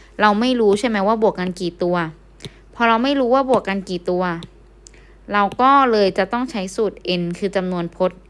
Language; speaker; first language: Thai; native; Thai